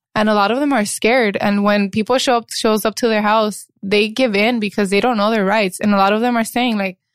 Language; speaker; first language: English; early bilingual, other home language; Spanish